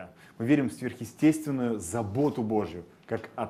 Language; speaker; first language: Russian; native; Russian